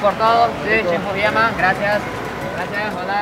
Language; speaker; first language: Spanish; non-native, fluent; Japanese